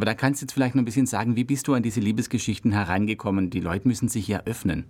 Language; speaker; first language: German; native; German